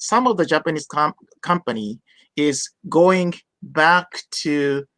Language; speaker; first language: English; non-native, fluent; Japanese